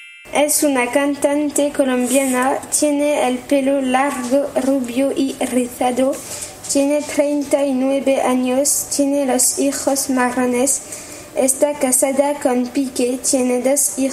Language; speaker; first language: Spanish; non-native, learner; French